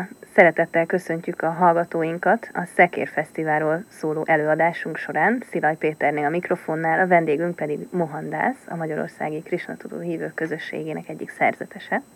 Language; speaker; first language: Hungarian; native; Hungarian